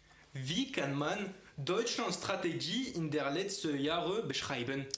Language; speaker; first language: German; non-native, fluent; French